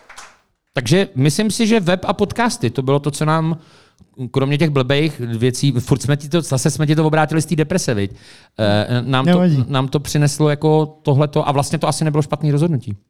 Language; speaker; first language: Czech; native; Czech